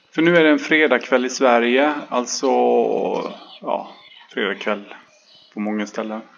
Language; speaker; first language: Swedish; native; Swedish